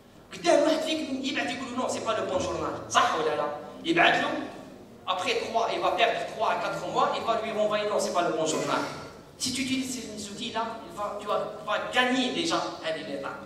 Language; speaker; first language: French; non-native, local second language; Arabic